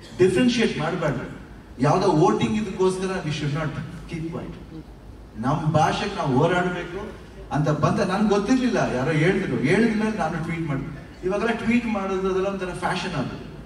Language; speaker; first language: Kannada; native; Kannada